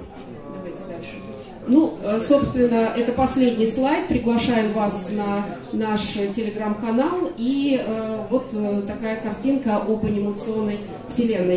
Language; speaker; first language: Russian; native; Russian